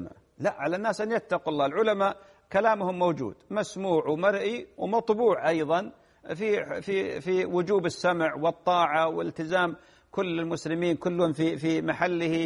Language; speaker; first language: Arabic; native; Arabic